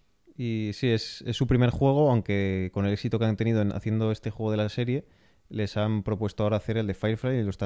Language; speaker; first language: Spanish; native; Spanish